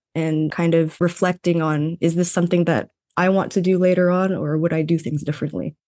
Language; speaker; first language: English; non-native, fluent; Filipino